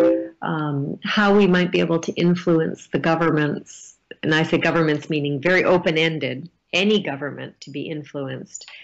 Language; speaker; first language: English; native; English